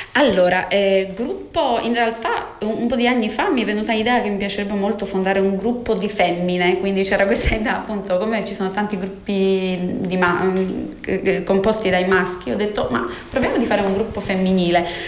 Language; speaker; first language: Italian; non-native, fluent; Polish